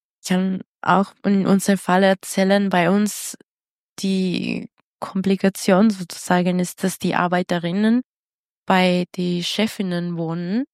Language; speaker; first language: German; non-native, fluent; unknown